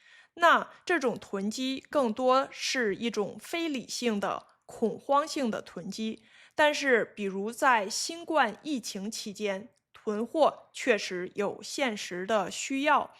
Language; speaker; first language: Chinese; native; Chinese